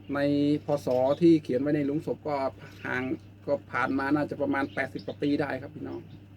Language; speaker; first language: Thai; non-native, local second language; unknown